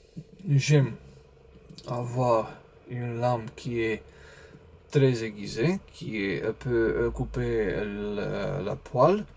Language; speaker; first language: French; non-native, learner; Romanian